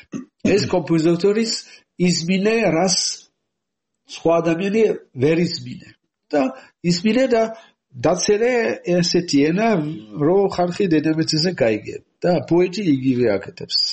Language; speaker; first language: Georgian; non-native, learner; French